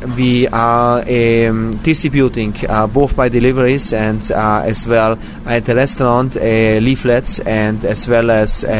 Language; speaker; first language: English; non-native, fluent; German